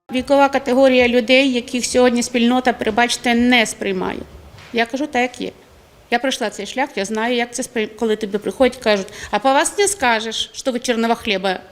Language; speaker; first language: Ukrainian; native; Ukrainian